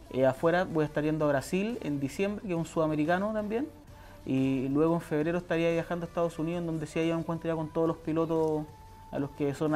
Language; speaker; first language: Spanish; native; Spanish